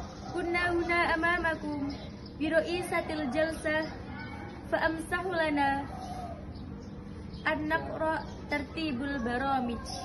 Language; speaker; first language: Arabic; non-native, learner; Indonesian